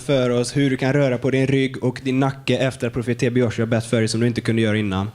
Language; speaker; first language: Swedish; native; Swedish